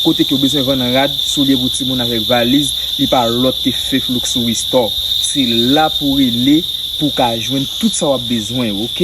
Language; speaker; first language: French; non-native, learner; Haitian Creole